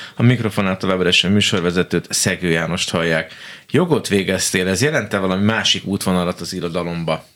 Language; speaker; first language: Hungarian; native; Hungarian